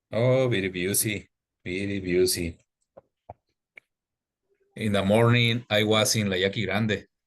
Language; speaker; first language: English; non-native, learner; Spanish